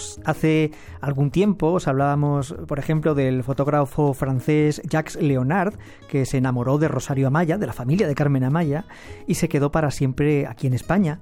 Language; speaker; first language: Spanish; native; Spanish